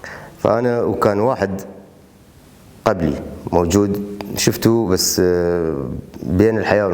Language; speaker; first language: Arabic; native; Arabic